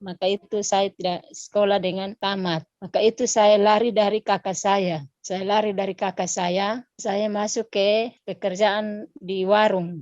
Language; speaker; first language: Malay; non-native, local second language; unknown